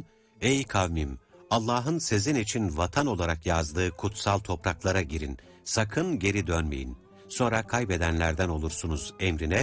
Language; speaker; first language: Turkish; native; Turkish